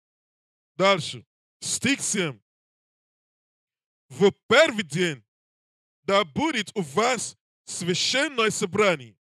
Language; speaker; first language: Russian; non-native, learner; English